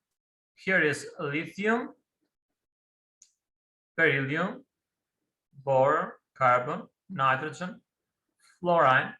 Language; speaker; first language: English; non-native, fluent; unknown